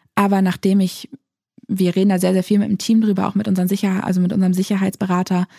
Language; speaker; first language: German; native; German